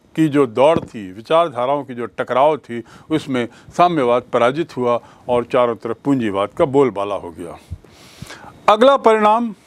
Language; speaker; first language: Hindi; native; Hindi